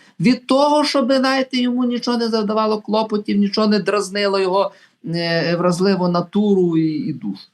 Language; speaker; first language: Ukrainian; native; Ukrainian